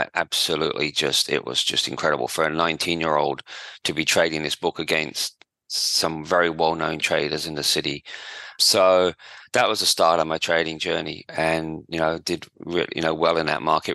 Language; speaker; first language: English; native; English